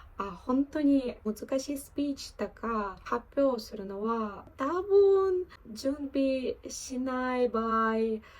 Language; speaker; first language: Japanese; non-native, learner; Ukrainian